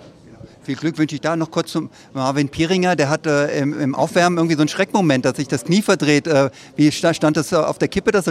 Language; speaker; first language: German; native; German